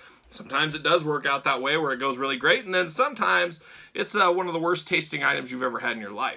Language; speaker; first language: English; native; English